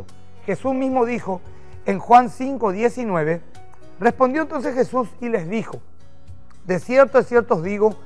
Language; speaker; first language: Spanish; native; Spanish